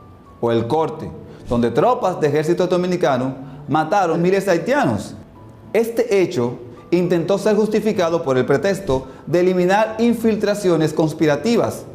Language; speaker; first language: Spanish; native; Spanish